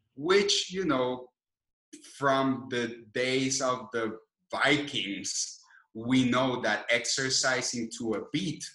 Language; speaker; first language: English; non-native, fluent; Spanish